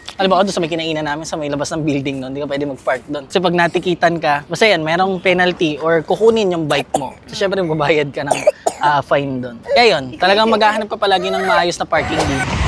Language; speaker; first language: Filipino; native; Filipino